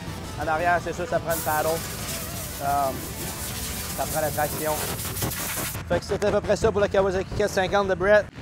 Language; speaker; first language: French; native; French